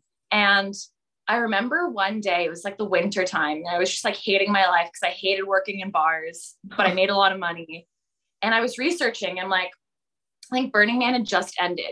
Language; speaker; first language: English; native; English